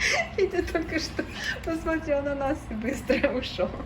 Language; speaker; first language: Russian; early bilingual, other home language; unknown